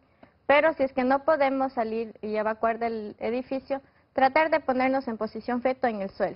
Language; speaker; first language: Spanish; native; Spanish